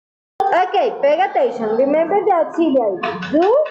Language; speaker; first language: English; non-native, learner; Spanish